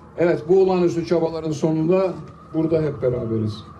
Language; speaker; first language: Turkish; native; Turkish